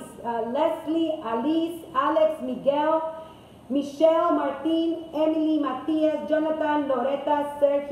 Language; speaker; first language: English; non-native, fluent; Spanish